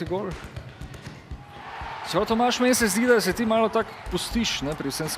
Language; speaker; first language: Slovenian; native; Slovenian